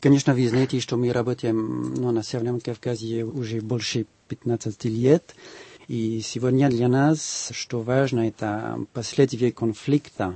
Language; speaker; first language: Russian; non-native, fluent; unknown